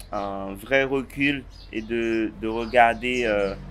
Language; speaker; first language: French; native; French